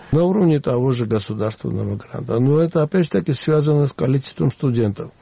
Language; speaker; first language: Russian; non-native, local second language; Georgian